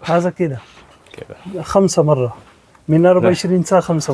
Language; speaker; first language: Arabic; non-native, learner; Urdu